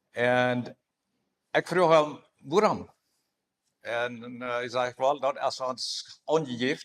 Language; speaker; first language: German; non-native, learner; Plautdietsch